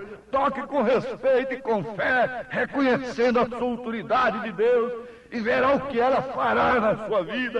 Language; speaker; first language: Portuguese; native; Portuguese